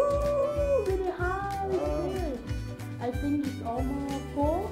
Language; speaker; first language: English; non-native, learner; Thai